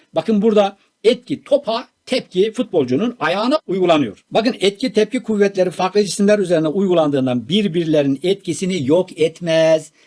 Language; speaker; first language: Turkish; native; Turkish